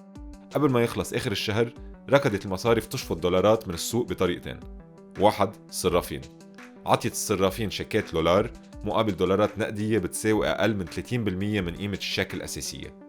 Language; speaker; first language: Arabic; native; Arabic